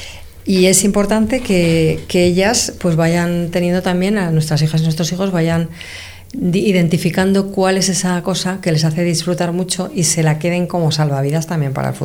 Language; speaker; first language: Spanish; native; Spanish